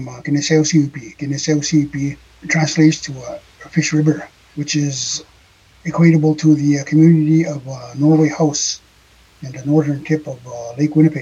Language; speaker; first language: English; native; English